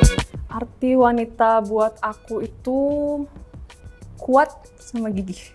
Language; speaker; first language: Indonesian; native; Indonesian